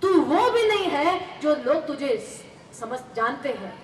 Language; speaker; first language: Hindi; non-native, local second language; Marathi